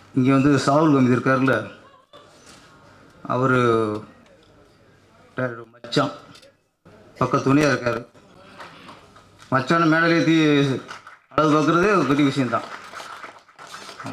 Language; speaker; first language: Tamil; native; Tamil